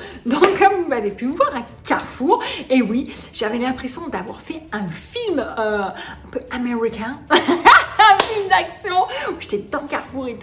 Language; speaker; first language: French; native; French